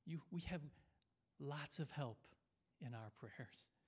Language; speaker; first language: English; native; English